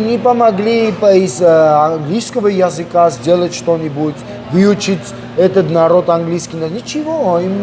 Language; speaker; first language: Russian; non-native, local second language; Armenian